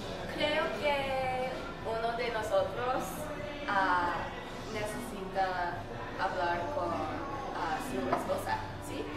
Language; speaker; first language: Spanish; non-native, learner; English